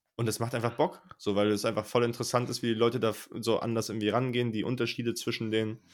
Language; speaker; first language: German; native; German